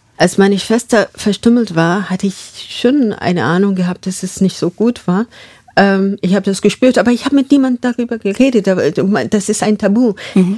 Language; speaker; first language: German; non-native, fluent; Masai